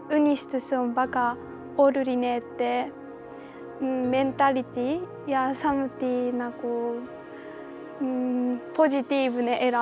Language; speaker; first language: Estonian; non-native, learner; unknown